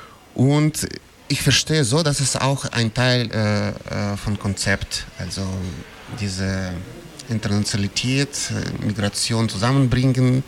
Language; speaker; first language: German; non-native, fluent; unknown